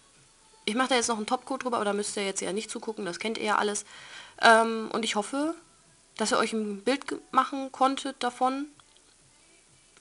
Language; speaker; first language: German; native; German